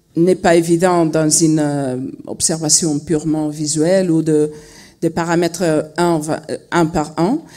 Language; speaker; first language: French; non-native, fluent; Spanish